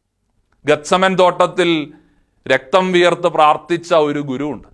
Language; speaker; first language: Malayalam; native; Malayalam